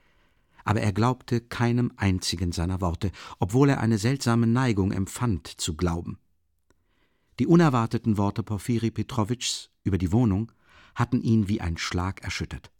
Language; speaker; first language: German; native; German